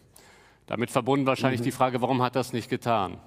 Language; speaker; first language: German; native; German